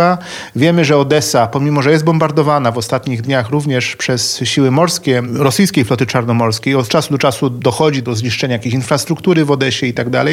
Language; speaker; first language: Polish; native; Polish